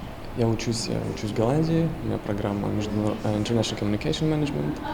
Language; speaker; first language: Russian; native; Russian